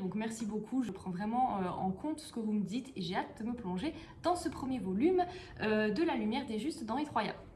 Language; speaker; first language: French; native; French